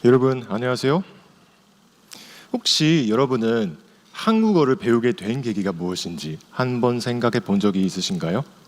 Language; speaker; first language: Korean; non-native, fluent; Chinese